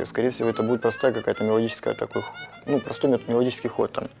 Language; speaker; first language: Russian; native; Russian